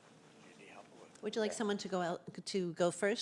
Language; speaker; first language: English; native; English